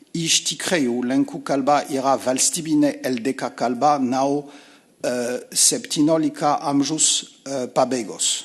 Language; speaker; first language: Lithuanian; non-native, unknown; French